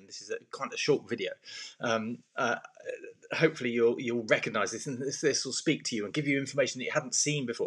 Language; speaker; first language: English; native; English